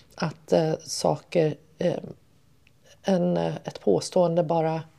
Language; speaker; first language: Swedish; early bilingual, other home language; Persian